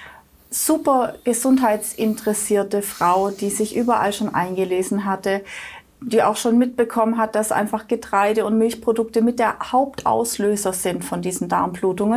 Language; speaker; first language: German; native; German